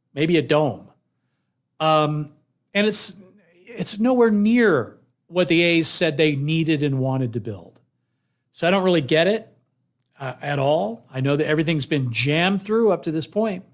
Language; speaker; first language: English; native; English